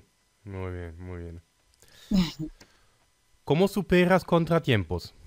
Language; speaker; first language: Spanish; non-native, fluent; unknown